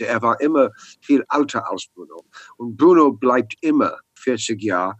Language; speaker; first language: German; non-native, learner; English